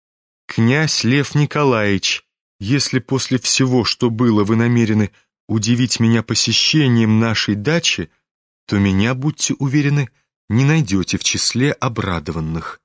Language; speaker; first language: Russian; native; Russian